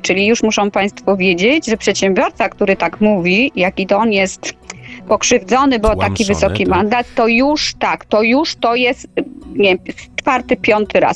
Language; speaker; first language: Polish; native; Polish